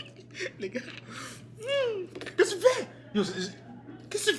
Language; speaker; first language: French; native; French